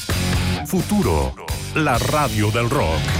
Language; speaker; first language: Spanish; native; Spanish